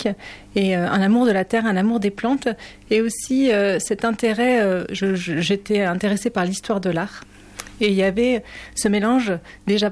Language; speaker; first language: French; native; French